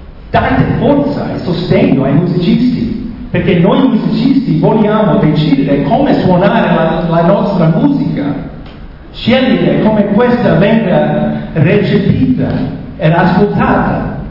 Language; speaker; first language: Italian; non-native, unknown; English